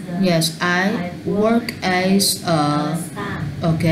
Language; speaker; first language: English; non-native, learner; Vietnamese